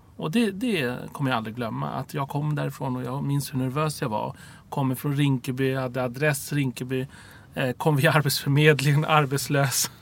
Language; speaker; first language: Swedish; early bilingual, other home language; Arabic